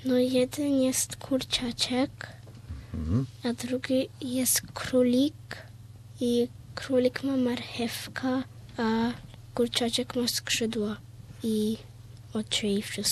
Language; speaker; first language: Polish; early bilingual, heritage; Polish